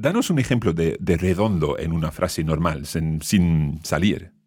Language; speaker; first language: Spanish; non-native, fluent; English